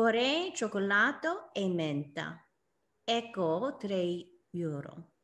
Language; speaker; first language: Italian; non-native, learner; English